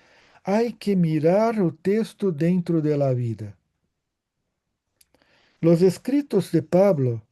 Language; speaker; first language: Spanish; non-native, fluent; Portuguese